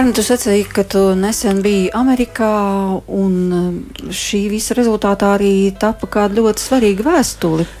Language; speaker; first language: Latvian; native; Latvian